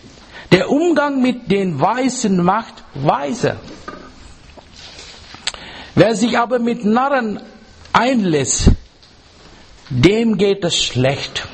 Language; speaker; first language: German; non-native, fluent; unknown